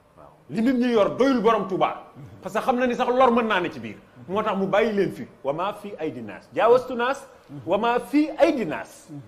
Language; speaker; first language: Wolof; native; Wolof